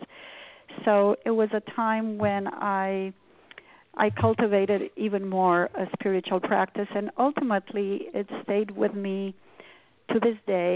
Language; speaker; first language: English; non-native, fluent; Romanian